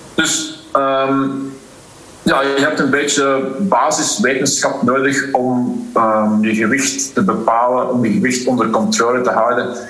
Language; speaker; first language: Dutch; native; Dutch